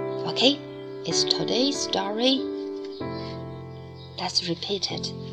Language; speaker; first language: English; non-native, fluent; Chinese